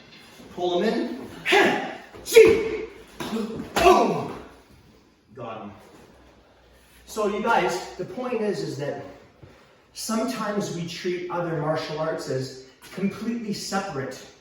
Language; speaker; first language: English; native; English